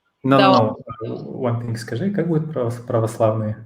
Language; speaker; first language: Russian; native; Russian